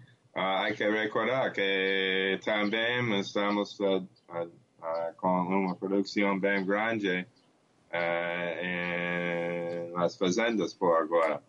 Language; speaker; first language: Portuguese; non-native, learner; English